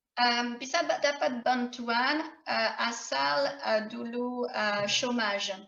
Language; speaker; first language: Indonesian; non-native, fluent; French